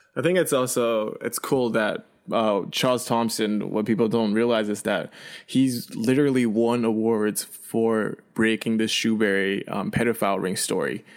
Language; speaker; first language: English; early bilingual, other home language; Chinese